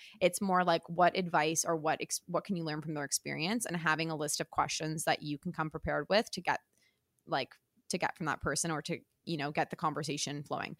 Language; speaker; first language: English; native; English